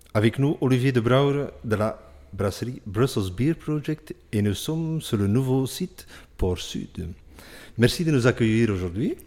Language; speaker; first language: French; non-native, local second language; Dutch